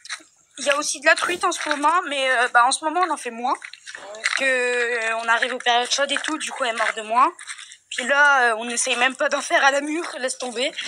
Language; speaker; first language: French; native; French